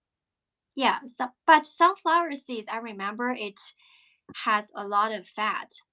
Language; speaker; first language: English; non-native, fluent; Chinese